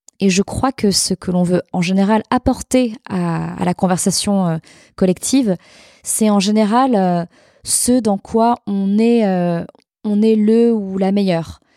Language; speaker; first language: French; native; French